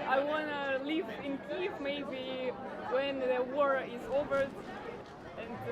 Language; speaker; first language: English; non-native, learner; Ukrainian